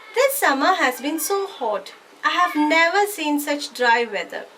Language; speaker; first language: English; non-native, local second language; Malayalam